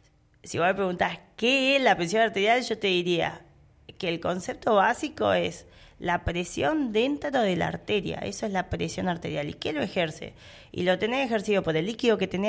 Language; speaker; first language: Spanish; native; Spanish